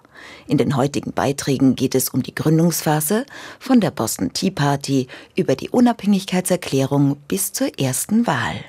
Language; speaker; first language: German; native; German